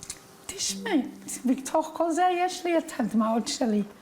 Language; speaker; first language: Hebrew; non-native, fluent; English